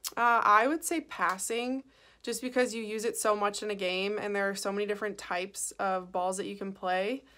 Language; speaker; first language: English; native; English